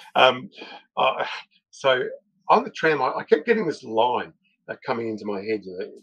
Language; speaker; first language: English; native; English